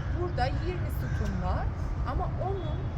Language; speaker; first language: Turkish; non-native, learner; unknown